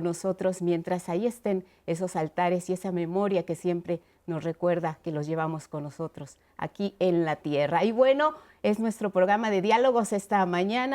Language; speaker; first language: Spanish; native; Spanish